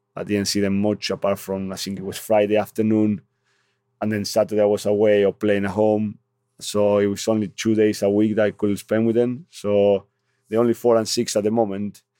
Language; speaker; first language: English; non-native, fluent; Spanish